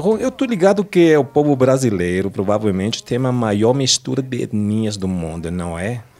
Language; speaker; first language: Portuguese; non-native, fluent; Spanish